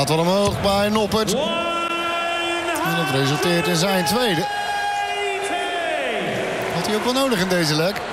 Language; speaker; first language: Dutch; native; Dutch